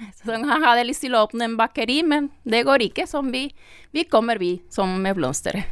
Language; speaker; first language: Norwegian; non-native, learner; Spanish